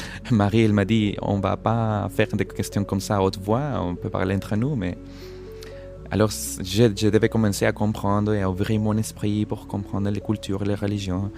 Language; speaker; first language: French; non-native, fluent; Spanish